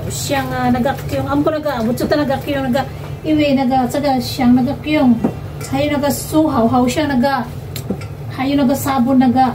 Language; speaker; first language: Chinese; non-native, learner; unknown